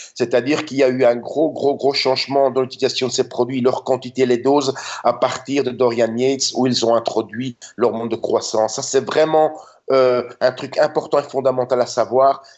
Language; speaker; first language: French; native; French